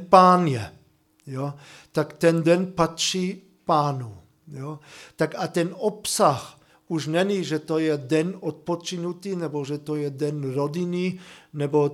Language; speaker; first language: Czech; non-native, fluent; German